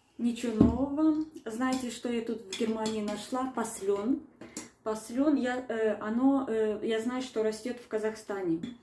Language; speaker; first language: Russian; native; Russian